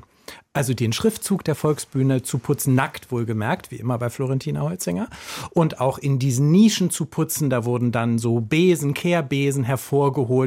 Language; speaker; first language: German; native; German